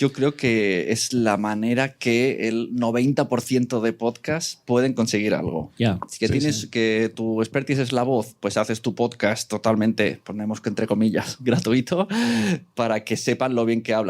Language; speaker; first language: Spanish; native; Spanish